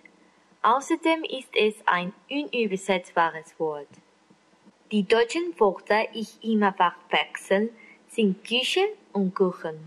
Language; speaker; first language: German; non-native, learner; Spanish